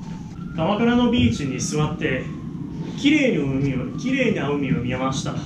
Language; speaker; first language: Japanese; non-native, learner; English